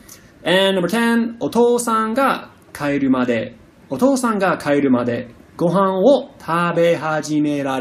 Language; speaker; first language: Japanese; non-native, learner; English